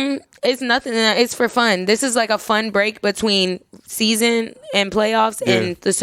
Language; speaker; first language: English; native; English